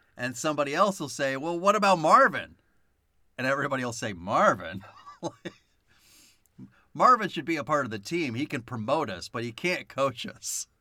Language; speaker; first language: English; native; English